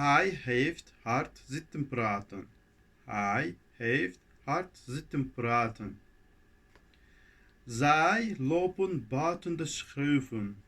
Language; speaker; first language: Dutch; non-native, fluent; Turkish